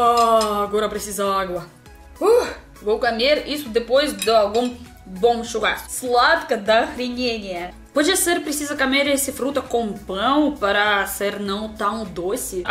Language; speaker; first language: Portuguese; non-native, learner; Russian